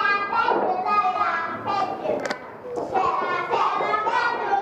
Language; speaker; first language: French; non-native, learner; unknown